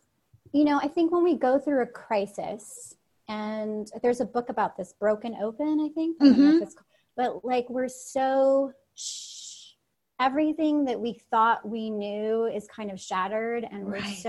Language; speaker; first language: English; early bilingual, other home language; Russian